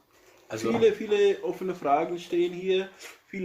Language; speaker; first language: German; non-native, learner; Urdu